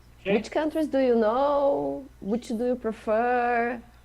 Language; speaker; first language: English; non-native, learner; Portuguese